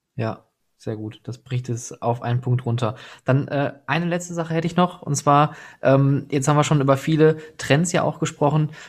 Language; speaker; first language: German; native; German